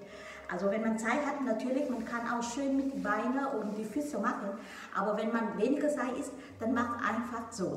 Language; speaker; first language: German; non-native, learner; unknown